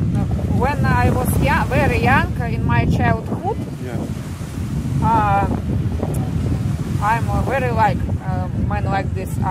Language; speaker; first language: English; non-native, learner; Russian